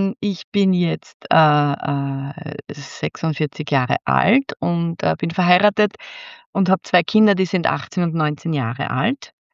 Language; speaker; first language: German; native; German